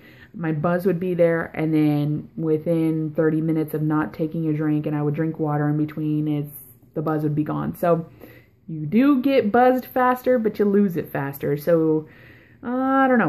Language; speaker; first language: English; native; English